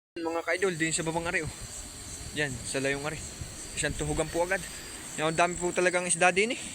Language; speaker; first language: Filipino; native; Filipino